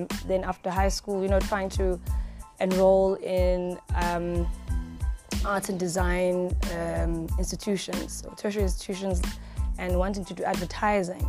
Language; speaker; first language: English; non-native, local second language; Zulu